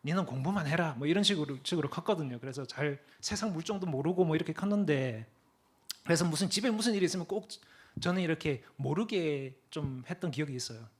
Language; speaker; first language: Korean; early bilingual, other home language; English